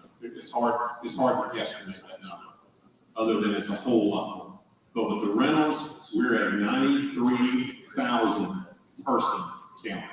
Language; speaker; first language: English; native; English